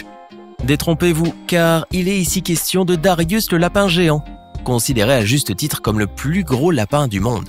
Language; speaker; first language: French; native; French